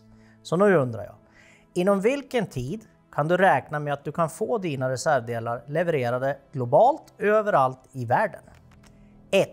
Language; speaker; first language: Swedish; native; Swedish